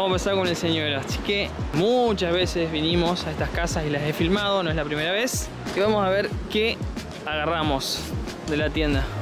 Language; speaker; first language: Spanish; native; Spanish